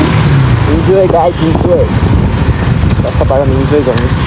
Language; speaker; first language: Nepali; native; Nepali